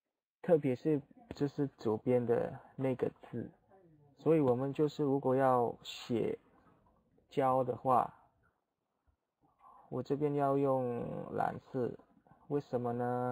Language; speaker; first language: Chinese; non-native, fluent; Indonesian